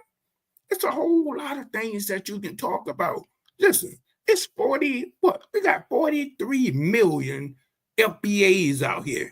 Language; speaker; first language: English; native; English